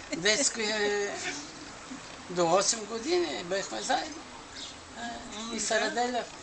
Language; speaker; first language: Bulgarian; early bilingual, heritage; Bulgarian